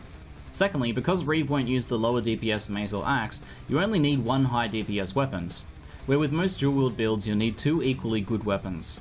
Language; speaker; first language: English; native; English